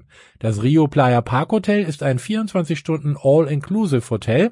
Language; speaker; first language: German; native; German